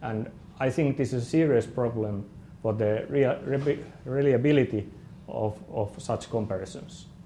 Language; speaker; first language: English; non-native, fluent; Finnish